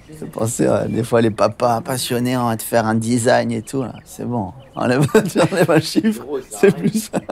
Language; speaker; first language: French; native; French